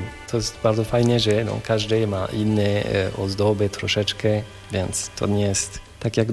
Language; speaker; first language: Polish; non-native, fluent; French